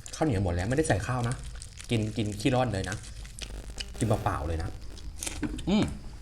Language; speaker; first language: Thai; non-native, local second language; Northeastern Thai